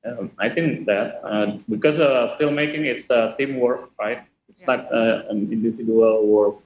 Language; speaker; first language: English; non-native, fluent; Indonesian